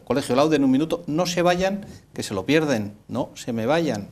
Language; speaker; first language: Spanish; native; Spanish